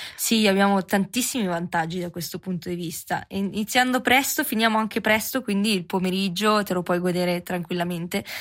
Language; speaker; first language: Italian; native; Italian